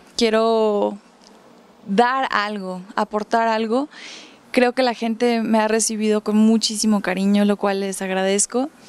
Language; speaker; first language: Spanish; early bilingual, heritage; Spanish